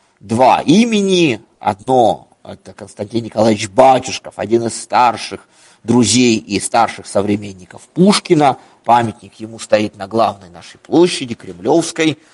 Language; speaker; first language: Russian; native; Russian